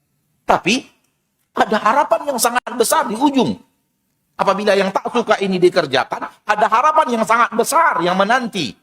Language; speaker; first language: Indonesian; native; Indonesian